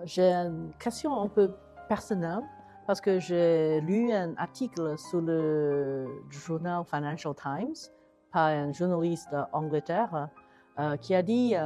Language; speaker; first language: French; non-native, learner; Chinese